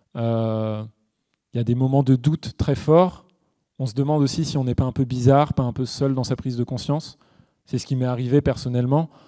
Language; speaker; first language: French; native; French